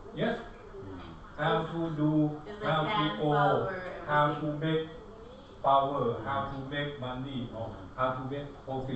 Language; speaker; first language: English; non-native, learner; Thai